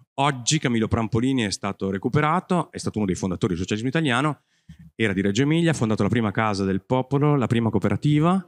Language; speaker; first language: Italian; native; Italian